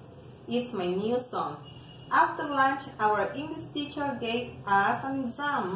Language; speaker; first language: English; non-native, fluent; Spanish